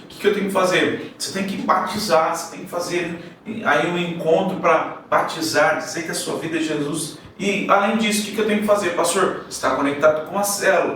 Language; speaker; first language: Portuguese; native; Portuguese